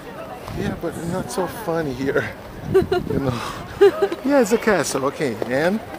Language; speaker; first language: English; non-native, learner; Portuguese